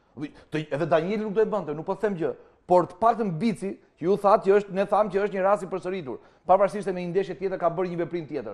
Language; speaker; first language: Albanian; native; Albanian